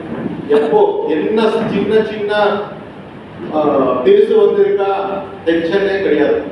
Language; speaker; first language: Tamil; non-native, learner; Kannada